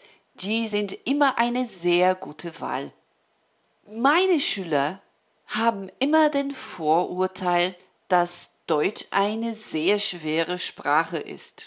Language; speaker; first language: German; non-native, fluent; Portuguese